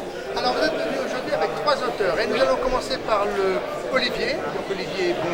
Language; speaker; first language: French; native; French